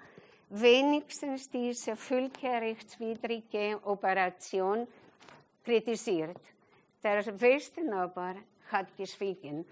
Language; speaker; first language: German; non-native, fluent; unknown